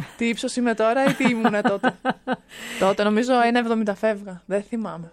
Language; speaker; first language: Greek; early bilingual, other home language; Romanian